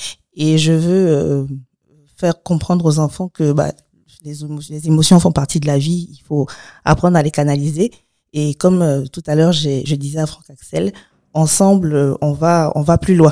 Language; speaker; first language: French; native; French